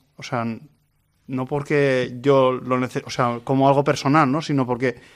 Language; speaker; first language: Spanish; native; Spanish